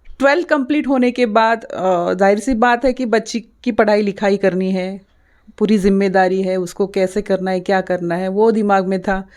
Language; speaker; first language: Hindi; non-native, local second language; Marathi